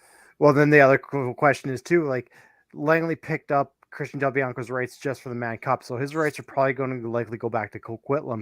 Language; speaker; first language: English; native; English